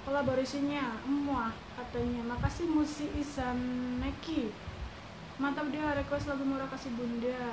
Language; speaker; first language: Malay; non-native, local second language; Javanese